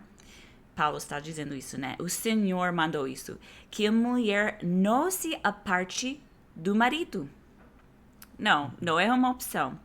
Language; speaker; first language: Portuguese; non-native, fluent; English